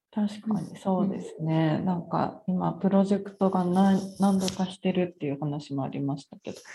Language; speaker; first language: Japanese; native; Japanese